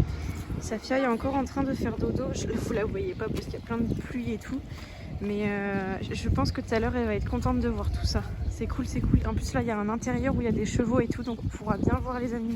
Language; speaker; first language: French; native; French